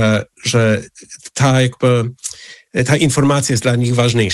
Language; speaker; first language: Polish; non-native, fluent; English